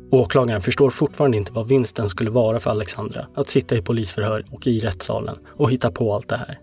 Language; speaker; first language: Swedish; native; Swedish